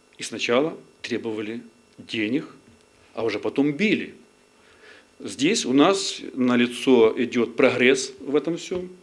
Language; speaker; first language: Russian; non-native, local second language; Ukrainian